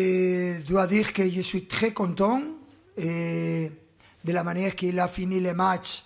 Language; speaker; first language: French; non-native, fluent; Spanish